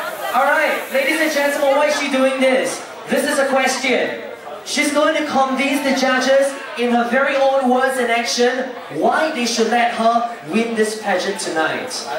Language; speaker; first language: English; non-native, local second language; Chinese